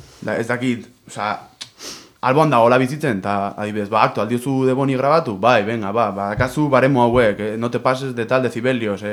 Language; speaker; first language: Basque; non-native, local second language; Spanish